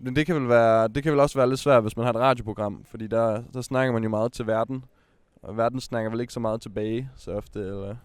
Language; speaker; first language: Danish; native; Danish